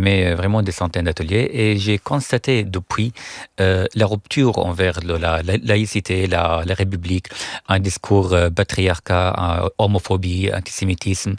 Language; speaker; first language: French; non-native, fluent; Arabic